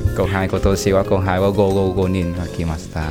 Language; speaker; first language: Japanese; non-native, learner; Vietnamese